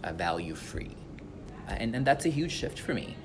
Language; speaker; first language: English; non-native, local second language; Tamil